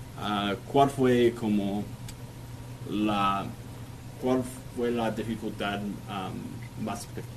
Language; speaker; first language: Spanish; non-native, learner; English